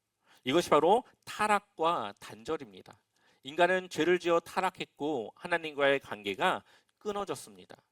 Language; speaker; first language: Korean; native; Korean